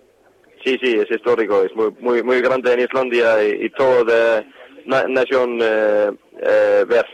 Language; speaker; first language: Spanish; non-native, learner; Icelandic